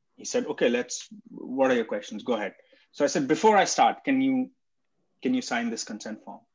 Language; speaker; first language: English; non-native, local second language; Hindi